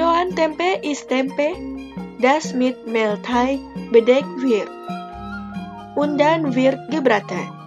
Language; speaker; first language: German; non-native, fluent; Indonesian